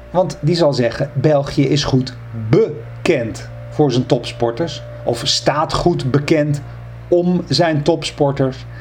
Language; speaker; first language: Dutch; native; Dutch